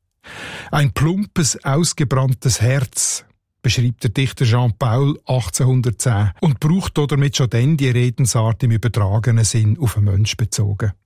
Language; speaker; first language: German; native; German